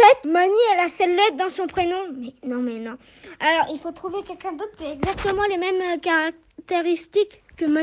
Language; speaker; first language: French; native; French